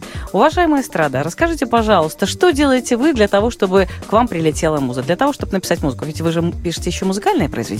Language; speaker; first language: Russian; native; Russian